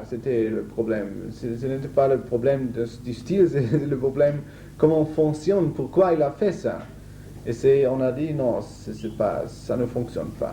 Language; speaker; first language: French; non-native, fluent; German